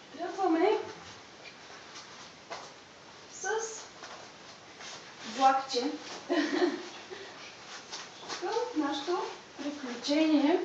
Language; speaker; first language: Bulgarian; native; Bulgarian